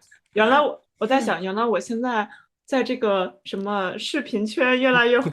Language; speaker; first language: Chinese; native; Chinese